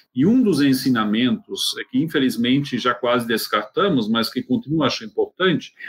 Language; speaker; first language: Portuguese; non-native, fluent; Swiss German